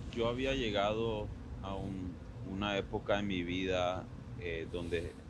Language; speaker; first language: Spanish; early bilingual, heritage; Spanish